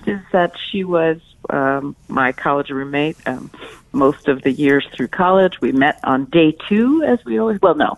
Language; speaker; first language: English; native; English